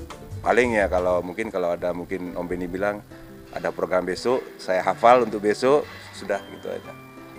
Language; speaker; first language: Indonesian; non-native, local second language; Minangkabau